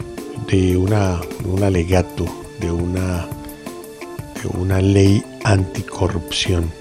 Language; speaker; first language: Spanish; native; Spanish